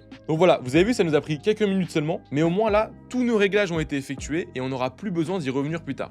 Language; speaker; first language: French; native; French